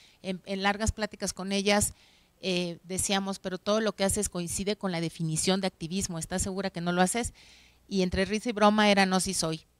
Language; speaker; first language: Spanish; native; Spanish